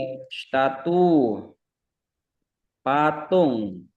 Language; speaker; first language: German; non-native, fluent; Indonesian